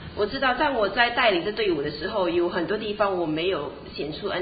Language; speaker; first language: Chinese; native; Chinese